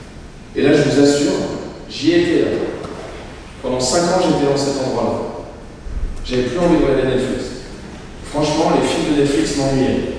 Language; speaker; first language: French; native; French